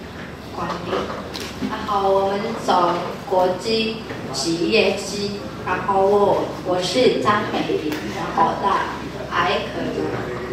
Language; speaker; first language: Chinese; non-native, learner; Indonesian